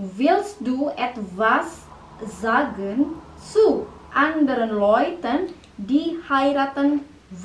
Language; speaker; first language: German; non-native, learner; Indonesian